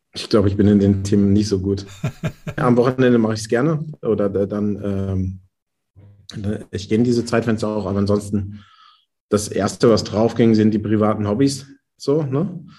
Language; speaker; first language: German; native; German